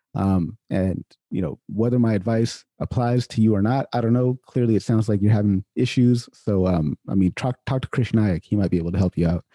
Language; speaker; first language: English; early bilingual, other home language; Hindi